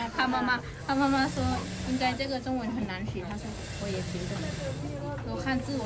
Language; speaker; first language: Chinese; non-native, learner; Lao